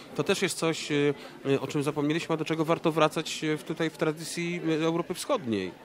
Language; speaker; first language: Polish; native; Polish